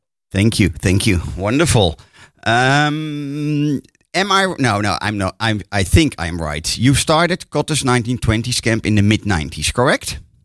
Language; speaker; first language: English; non-native, fluent; Dutch